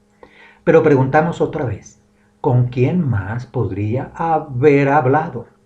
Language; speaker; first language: Spanish; native; Spanish